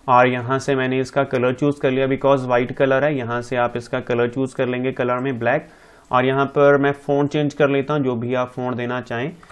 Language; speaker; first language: Hindi; non-native, local second language; Punjabi